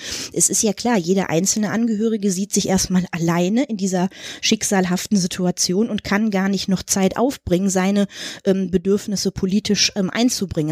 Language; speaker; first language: German; native; German